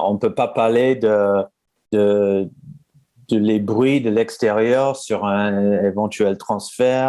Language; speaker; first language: French; non-native, fluent; English